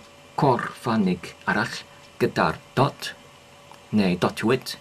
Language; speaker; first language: Welsh; non-native, learner; English